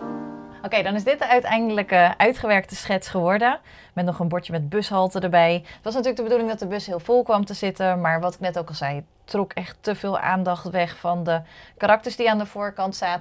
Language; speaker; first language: Dutch; native; Dutch